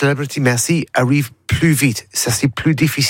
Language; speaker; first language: French; non-native, learner; English